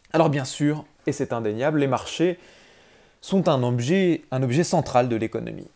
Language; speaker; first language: French; native; French